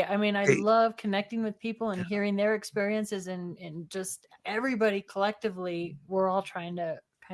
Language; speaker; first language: English; native; English